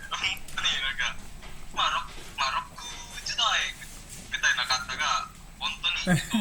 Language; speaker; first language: Japanese; non-native, learner; Indonesian